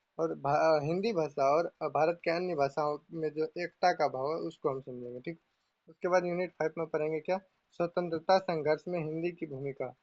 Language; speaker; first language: Hindi; native; Hindi